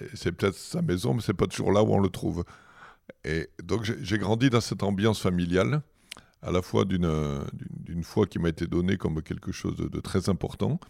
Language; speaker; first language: French; native; French